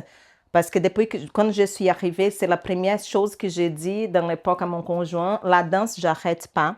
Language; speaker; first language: French; non-native, learner; Portuguese